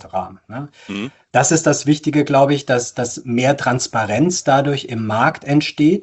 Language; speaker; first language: German; native; German